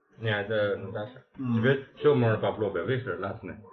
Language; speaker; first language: Russian; non-native, fluent; Chinese